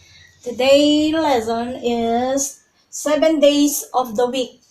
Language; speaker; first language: English; non-native, local second language; Filipino